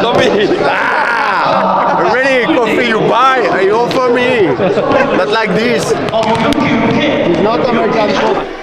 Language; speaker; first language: English; non-native, fluent; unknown